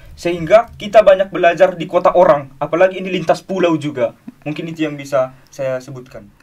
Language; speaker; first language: Indonesian; native; Indonesian